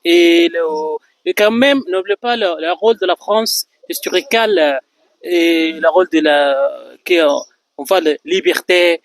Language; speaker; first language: French; non-native, fluent; Arabic